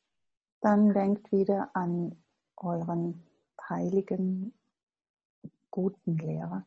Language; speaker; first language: German; non-native, fluent; English